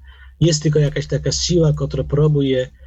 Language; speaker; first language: Polish; non-native, learner; Ukrainian